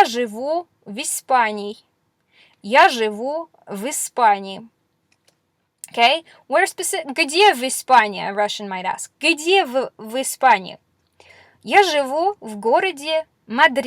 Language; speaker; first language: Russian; non-native, fluent; English